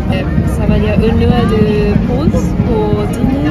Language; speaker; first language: French; non-native, learner; Japanese